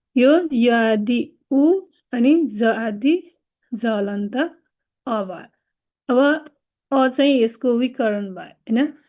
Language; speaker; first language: Nepali; non-native, local second language; Newari